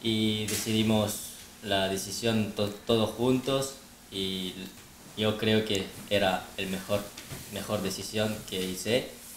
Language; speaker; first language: Spanish; non-native, fluent; Korean